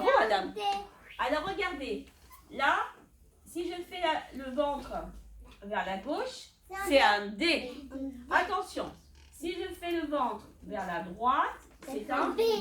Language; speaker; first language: French; native; French